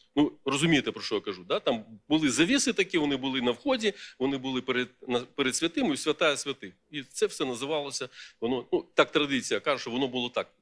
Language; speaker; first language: Ukrainian; non-native, local second language; Russian